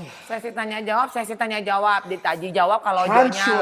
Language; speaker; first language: Indonesian; native; Indonesian